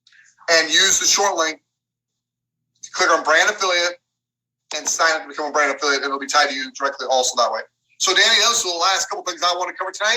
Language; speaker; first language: English; native; English